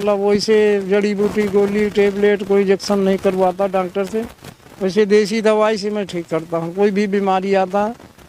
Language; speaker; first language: Hindi; native; Hindi